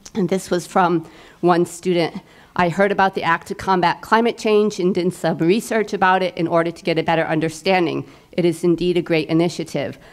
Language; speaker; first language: English; native; English